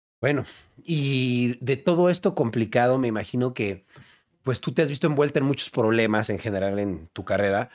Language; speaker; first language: Spanish; native; Spanish